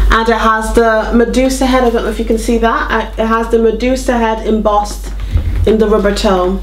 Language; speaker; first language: English; native; English